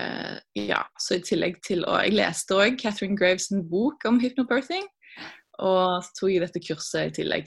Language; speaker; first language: Norwegian; native; Norwegian